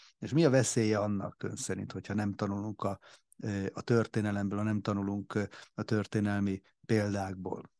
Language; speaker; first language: Hungarian; native; Hungarian